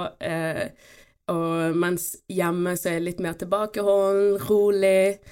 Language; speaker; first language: Norwegian; early bilingual, other home language; Portuguese